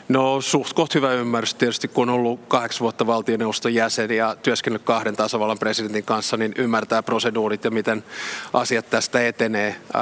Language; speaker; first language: Finnish; native; Finnish